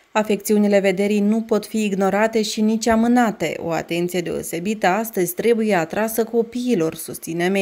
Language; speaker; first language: Romanian; native; Romanian